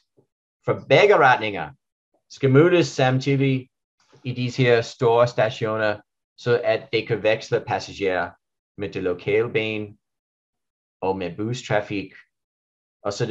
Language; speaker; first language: Danish; non-native, learner; English